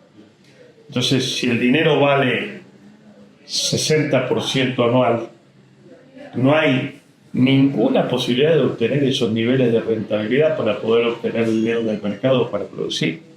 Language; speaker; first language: Spanish; native; Spanish